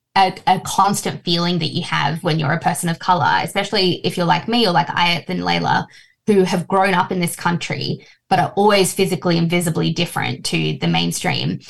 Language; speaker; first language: English; native; English